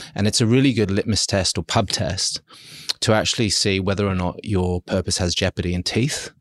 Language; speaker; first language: English; early bilingual, other home language; German